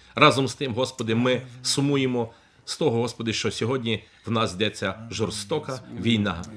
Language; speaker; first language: Ukrainian; native; Ukrainian